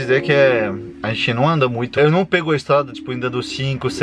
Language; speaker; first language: Portuguese; non-native, fluent; French